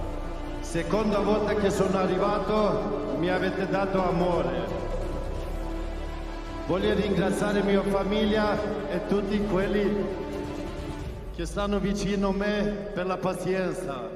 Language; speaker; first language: Italian; non-native, fluent; Swedish